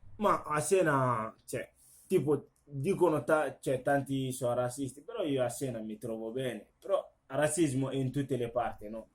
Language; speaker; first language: Italian; non-native, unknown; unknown